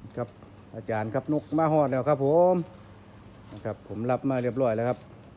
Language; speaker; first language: Thai; native; Thai